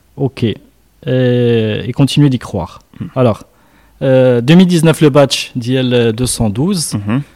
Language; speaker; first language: French; non-native, local second language; Arabic